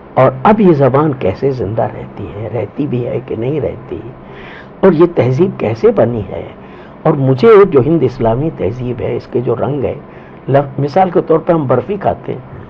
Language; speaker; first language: Urdu; non-native, local second language; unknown